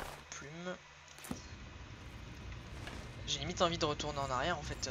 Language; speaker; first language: French; native; French